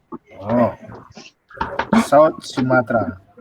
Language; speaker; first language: English; non-native, fluent; Indonesian